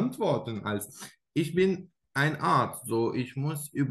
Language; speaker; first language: German; non-native, learner; Arabic